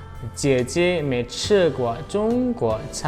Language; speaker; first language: Chinese; non-native, fluent; Indonesian